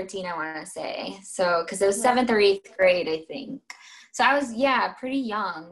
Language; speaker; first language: English; native; English